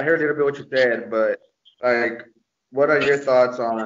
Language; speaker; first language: English; native; English